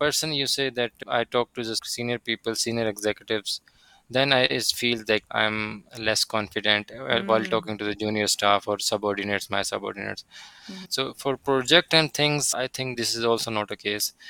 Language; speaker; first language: English; non-native, local second language; Urdu